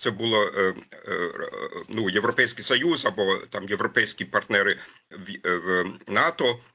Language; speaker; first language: Ukrainian; non-native, fluent; German